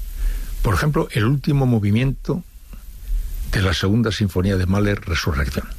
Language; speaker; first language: Spanish; native; Spanish